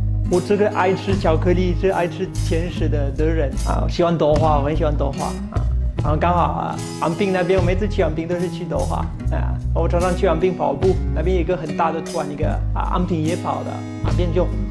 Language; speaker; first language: Chinese; non-native, fluent; French